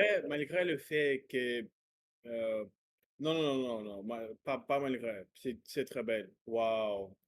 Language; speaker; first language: French; non-native, learner; Russian